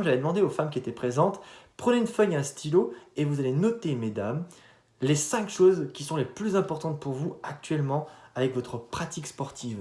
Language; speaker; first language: French; native; French